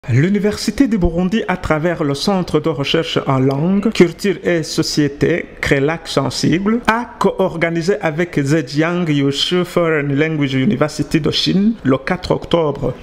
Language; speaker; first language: French; non-native, local second language; Rundi